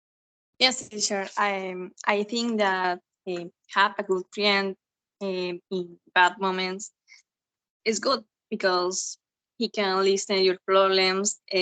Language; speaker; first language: English; non-native, learner; Spanish